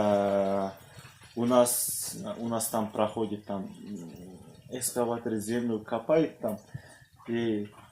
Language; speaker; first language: Russian; non-native, local second language; Kazakh